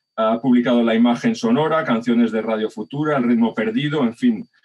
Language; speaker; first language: Spanish; native; Spanish